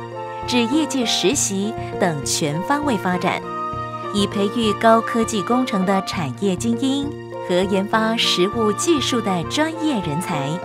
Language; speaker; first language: Chinese; native; Chinese